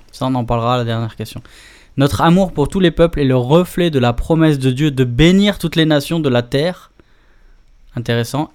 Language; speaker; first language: French; native; French